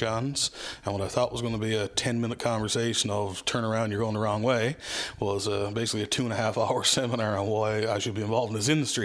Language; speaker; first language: English; native; English